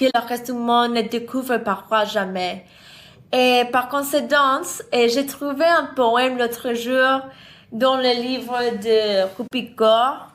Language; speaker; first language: French; non-native, learner; English